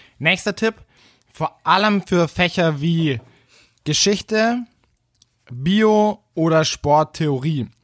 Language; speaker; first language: German; native; German